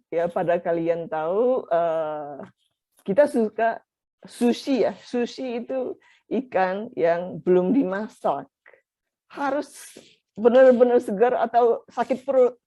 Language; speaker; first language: Indonesian; non-native, fluent; Japanese